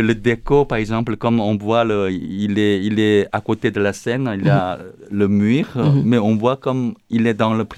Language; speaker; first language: French; non-native, learner; Korean